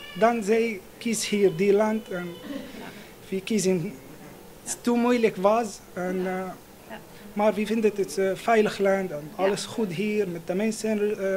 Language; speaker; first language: Dutch; non-native, learner; Arabic